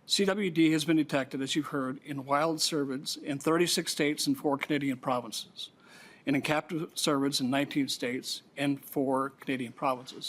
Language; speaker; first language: English; native; English